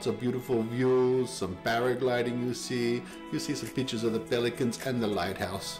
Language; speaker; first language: English; native; English